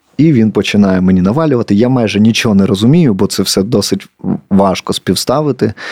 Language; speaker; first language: Ukrainian; native; Ukrainian